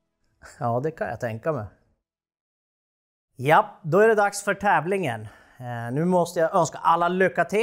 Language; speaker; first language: Swedish; native; Swedish